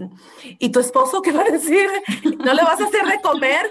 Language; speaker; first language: Spanish; early bilingual, heritage; Spanish